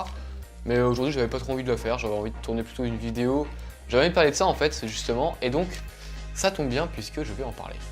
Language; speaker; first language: French; native; French